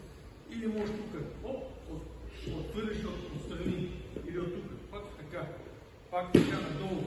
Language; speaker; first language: Bulgarian; non-native, learner; Russian